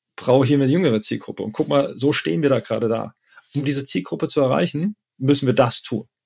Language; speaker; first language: German; early bilingual, other home language; Arabic